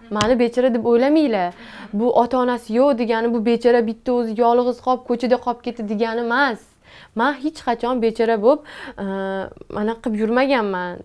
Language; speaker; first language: Uzbek; non-native, local second language; Tajik